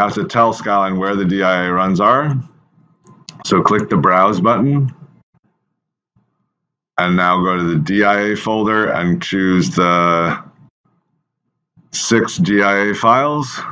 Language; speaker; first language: English; native; English